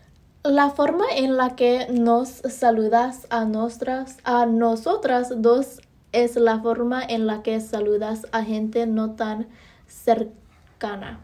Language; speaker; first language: Spanish; early bilingual, heritage; Spanish